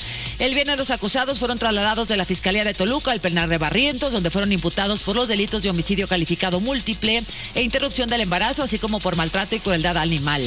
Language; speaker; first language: Spanish; native; Spanish